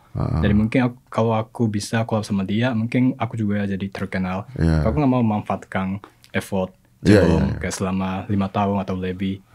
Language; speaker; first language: Indonesian; non-native, fluent; Japanese